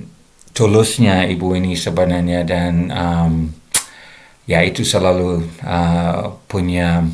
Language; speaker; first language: Indonesian; non-native, fluent; English